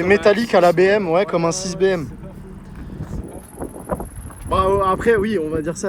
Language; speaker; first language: French; native; French